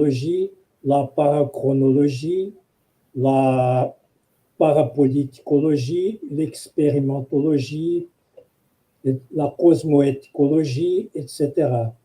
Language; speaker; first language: French; non-native, fluent; Portuguese